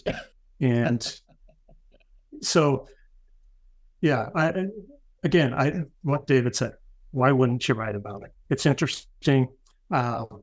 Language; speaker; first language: English; native; English